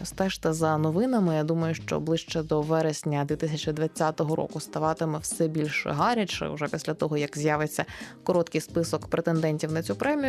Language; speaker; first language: Ukrainian; native; Ukrainian